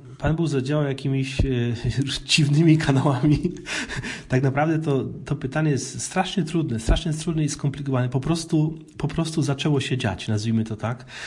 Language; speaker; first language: Polish; native; Polish